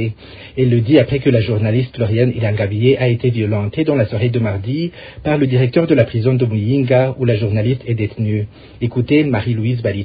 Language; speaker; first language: French; non-native, local second language; Rundi